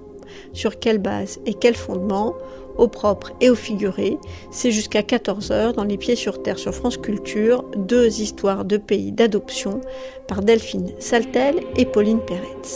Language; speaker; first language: French; native; French